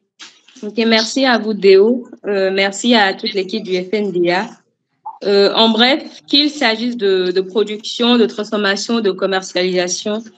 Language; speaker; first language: French; native; French